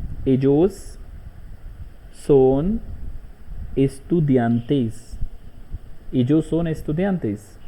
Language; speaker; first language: Spanish; non-native, learner; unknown